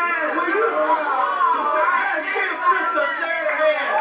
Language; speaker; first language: English; native; English